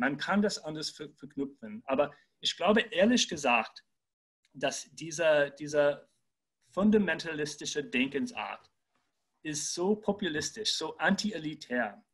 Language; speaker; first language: German; non-native, fluent; English